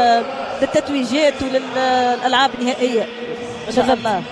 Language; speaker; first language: Arabic; native; Arabic